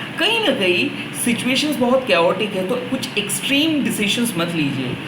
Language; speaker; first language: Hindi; non-native, local second language; Bangla